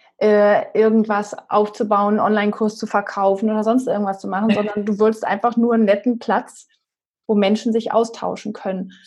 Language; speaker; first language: German; native; German